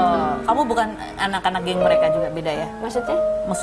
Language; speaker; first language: Indonesian; native; Indonesian